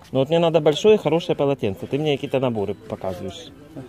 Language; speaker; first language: Russian; native; Russian